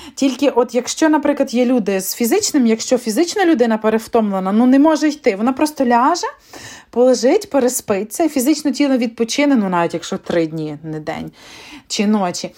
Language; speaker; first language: Ukrainian; native; Ukrainian